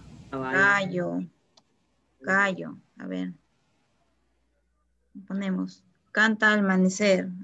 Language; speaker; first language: Spanish; native; Spanish